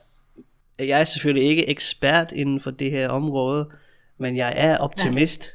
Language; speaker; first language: Danish; non-native, fluent; English